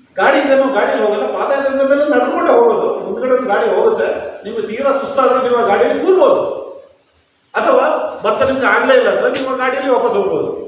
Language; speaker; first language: Kannada; non-native, local second language; Konkani